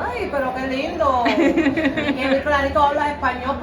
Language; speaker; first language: Spanish; native; Spanish